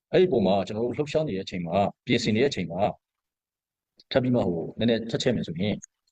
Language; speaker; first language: Burmese; non-native, local second language; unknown